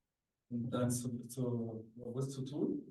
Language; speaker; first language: German; non-native, learner; Rundi